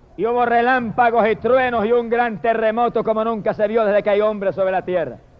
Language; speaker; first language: Spanish; native; Spanish